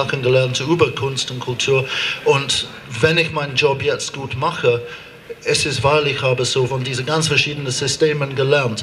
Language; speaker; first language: German; non-native, fluent; English